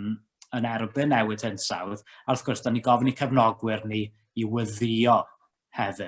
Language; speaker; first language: Welsh; native; Welsh